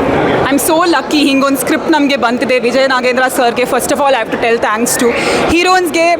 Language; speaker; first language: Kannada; non-native, fluent; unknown